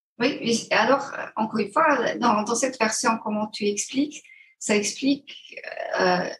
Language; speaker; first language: French; non-native, fluent; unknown